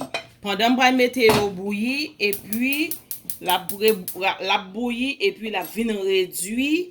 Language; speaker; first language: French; non-native, learner; Haitian Creole